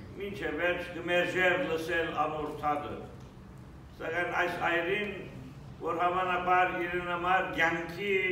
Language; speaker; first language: Armenian; early bilingual, heritage; Armenian